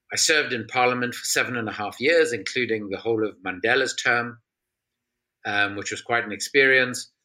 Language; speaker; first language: English; native; English